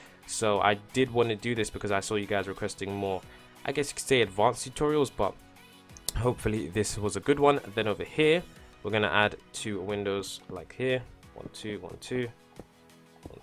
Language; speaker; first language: English; native; English